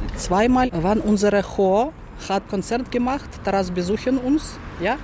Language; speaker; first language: German; non-native, learner; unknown